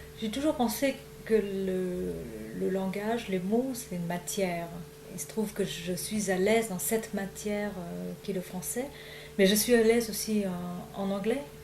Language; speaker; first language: French; non-native, fluent; Vietnamese